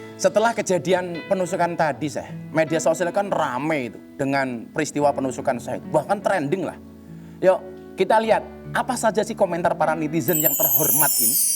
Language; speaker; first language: Indonesian; native; Indonesian